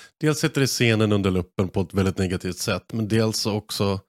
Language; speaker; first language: Swedish; native; Swedish